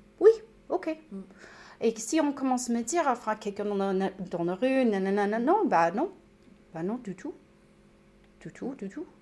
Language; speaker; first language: French; non-native, fluent; English